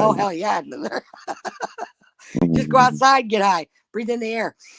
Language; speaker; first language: English; native; English